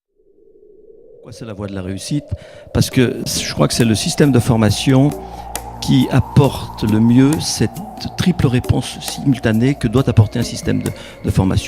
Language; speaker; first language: French; native; French